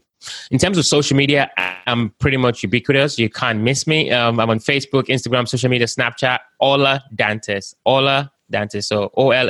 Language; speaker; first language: English; non-native, local second language; Yoruba